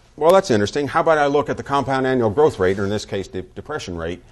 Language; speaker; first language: English; native; English